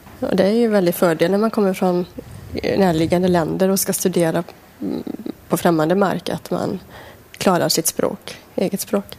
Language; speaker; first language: Swedish; native; Swedish